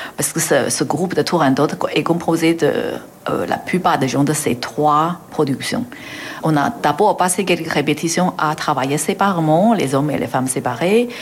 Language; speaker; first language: French; non-native, fluent; Chinese